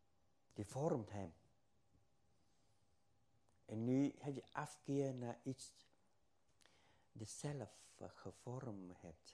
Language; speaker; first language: Dutch; non-native, fluent; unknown